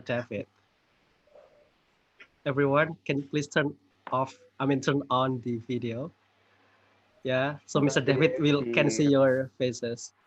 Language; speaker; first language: English; non-native, fluent; Indonesian